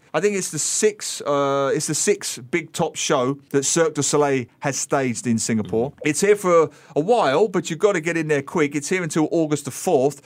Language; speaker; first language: English; native; English